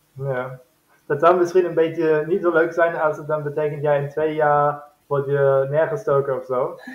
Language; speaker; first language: Dutch; non-native, fluent; German